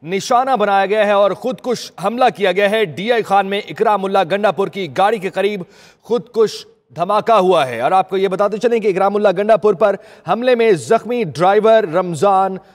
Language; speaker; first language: Urdu; native; Urdu